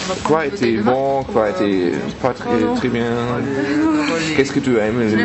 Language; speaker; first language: French; non-native, learner; German